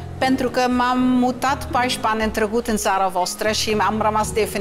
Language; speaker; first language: Romanian; non-native, fluent; Dutch